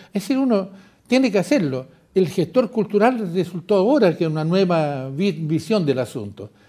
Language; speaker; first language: Spanish; native; Spanish